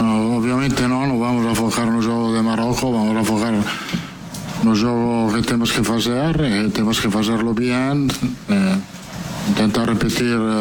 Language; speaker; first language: Portuguese; non-native, fluent; Italian